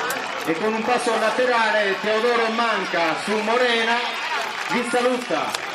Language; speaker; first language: Italian; native; Italian